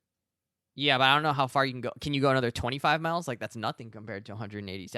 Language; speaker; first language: English; native; English